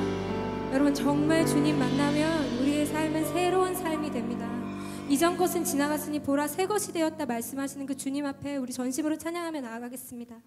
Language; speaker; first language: Korean; native; Korean